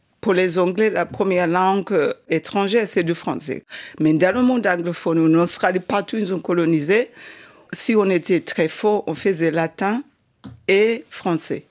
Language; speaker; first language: French; non-native, fluent; Shona